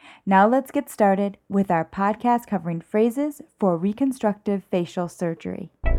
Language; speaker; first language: English; native; English